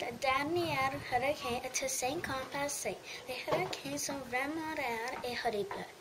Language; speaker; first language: French; non-native, learner; English